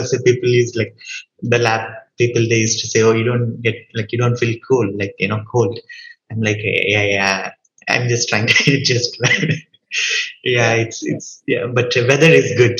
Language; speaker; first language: English; non-native, local second language; Telugu